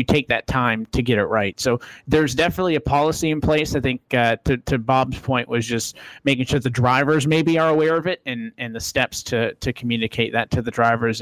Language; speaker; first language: English; native; English